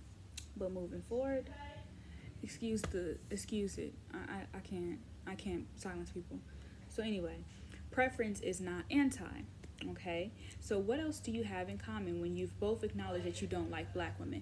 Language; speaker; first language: English; native; English